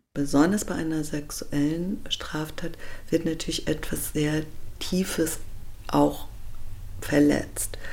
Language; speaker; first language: German; native; German